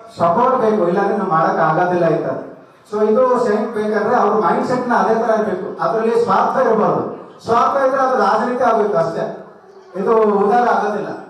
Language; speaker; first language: Kannada; non-native, local second language; Telugu